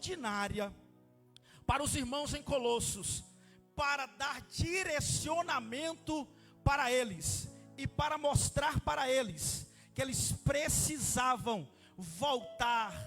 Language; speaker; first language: Portuguese; native; Portuguese